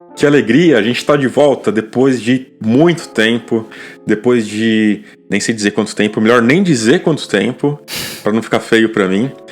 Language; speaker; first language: Portuguese; native; Portuguese